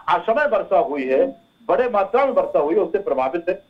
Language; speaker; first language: Hindi; native; Hindi